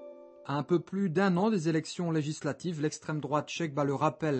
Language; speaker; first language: French; native; French